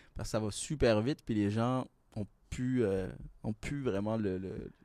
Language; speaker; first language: French; native; French